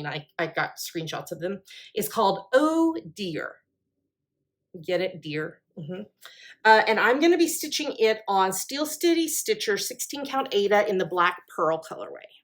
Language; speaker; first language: English; native; English